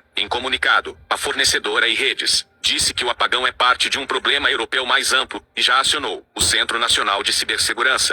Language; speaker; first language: Portuguese; native; Portuguese